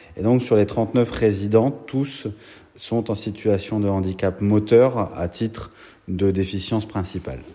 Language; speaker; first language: French; native; French